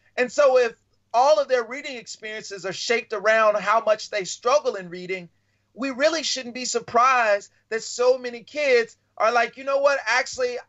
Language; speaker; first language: English; native; English